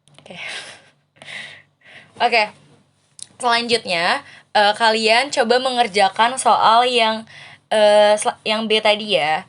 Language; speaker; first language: Indonesian; native; Indonesian